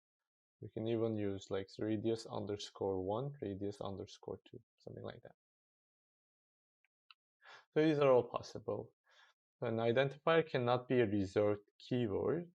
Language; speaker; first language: English; non-native, fluent; Turkish